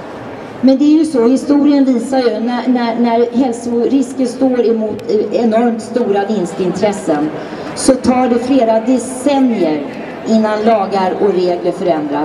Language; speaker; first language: Swedish; native; Swedish